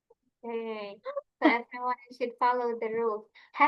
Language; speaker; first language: English; non-native, fluent; Indonesian